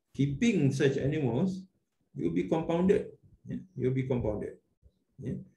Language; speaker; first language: English; non-native, local second language; Malay